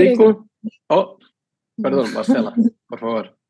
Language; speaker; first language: Spanish; non-native, fluent; Portuguese